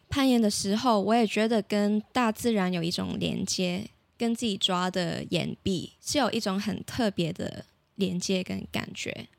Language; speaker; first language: Chinese; non-native, local second language; Cantonese